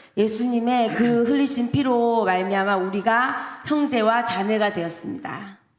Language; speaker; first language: Korean; native; Korean